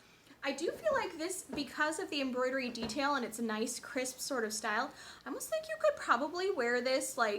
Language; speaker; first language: English; native; English